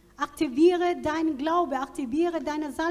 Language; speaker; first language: German; non-native, fluent; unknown